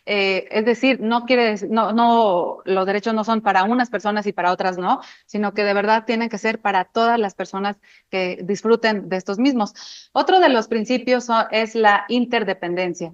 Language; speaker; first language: Spanish; native; Spanish